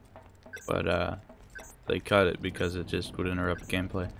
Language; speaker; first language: English; native; English